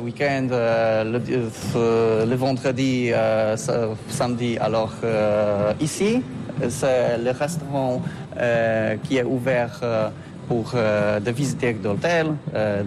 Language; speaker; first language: French; non-native, learner; Polish